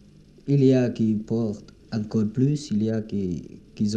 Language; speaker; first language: French; non-native, learner; Spanish